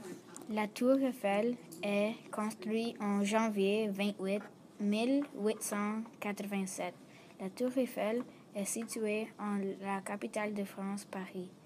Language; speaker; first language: French; non-native, learner; English